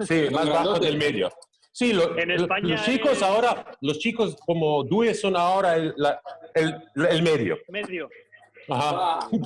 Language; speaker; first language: Spanish; non-native, fluent; Croatian